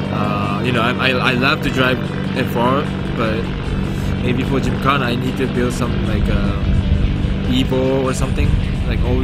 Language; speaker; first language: English; non-native, fluent; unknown